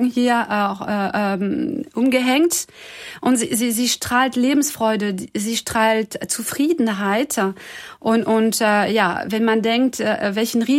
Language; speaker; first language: German; non-native, fluent; French